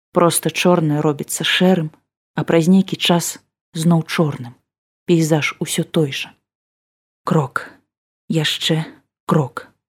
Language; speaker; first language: Belarusian; native; Belarusian